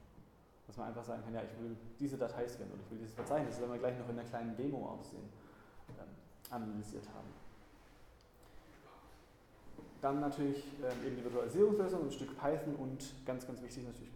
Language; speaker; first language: German; native; German